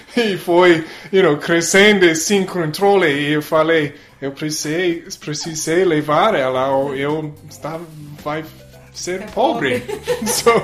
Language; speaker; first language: Portuguese; non-native, learner; English